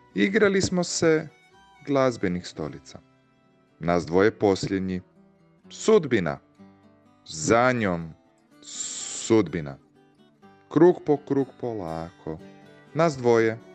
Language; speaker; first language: Portuguese; non-native, fluent; Croatian